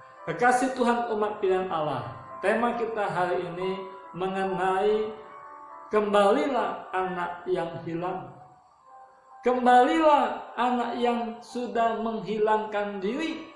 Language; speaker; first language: Indonesian; native; Indonesian